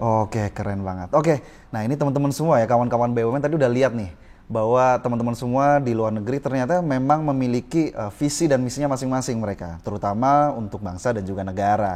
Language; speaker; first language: Indonesian; native; Indonesian